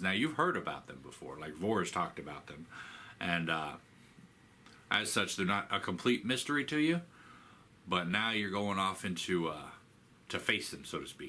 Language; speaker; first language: English; native; English